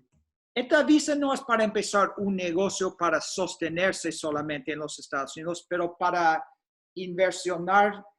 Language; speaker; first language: Spanish; non-native, fluent; English